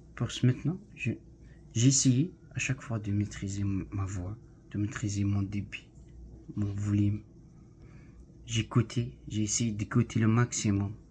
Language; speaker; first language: French; non-native, learner; Arabic